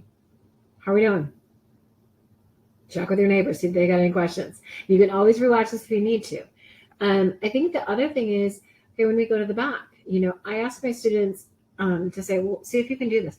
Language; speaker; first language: English; native; English